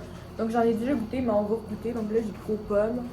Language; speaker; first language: French; native; French